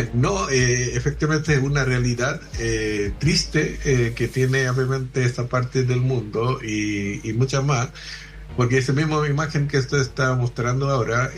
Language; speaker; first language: Spanish; non-native, fluent; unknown